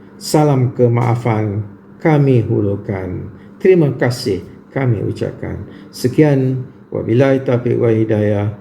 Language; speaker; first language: Malay; native; Malay